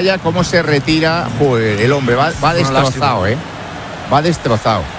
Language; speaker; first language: Spanish; native; Spanish